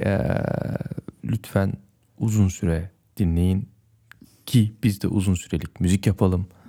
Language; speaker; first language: Turkish; native; Turkish